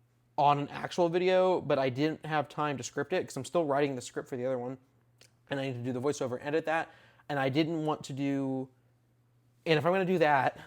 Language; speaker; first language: English; native; English